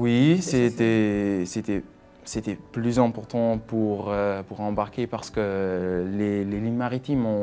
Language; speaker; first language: French; non-native, fluent; Swiss German